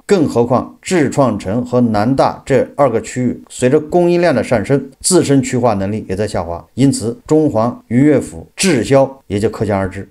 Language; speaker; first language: Chinese; native; Chinese